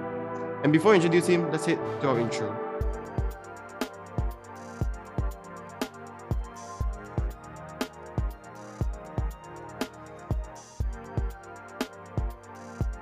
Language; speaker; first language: English; non-native, local second language; Chinese